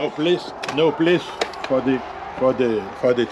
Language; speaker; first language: English; non-native, learner; French